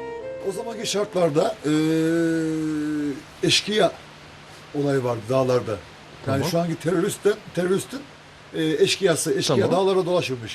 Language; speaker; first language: Turkish; native; Turkish